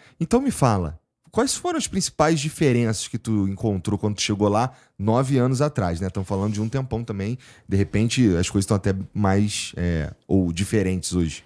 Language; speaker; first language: Portuguese; native; Portuguese